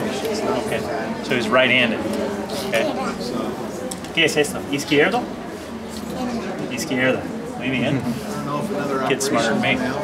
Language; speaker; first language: Spanish; non-native, learner; English